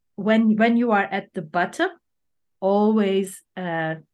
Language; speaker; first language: English; non-native, fluent; Turkish